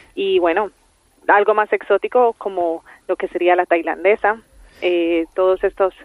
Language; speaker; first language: Spanish; native; Spanish